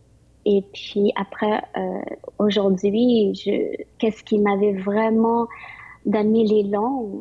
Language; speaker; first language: French; early bilingual, other home language; Vietnamese